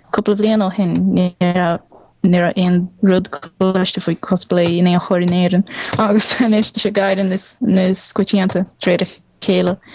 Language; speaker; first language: Irish; non-native, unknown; Portuguese